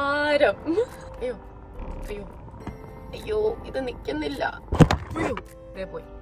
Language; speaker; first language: Malayalam; early bilingual, heritage; Malayalam